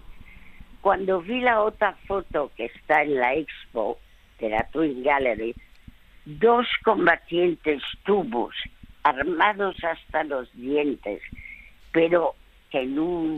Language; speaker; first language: Spanish; early bilingual, other home language; French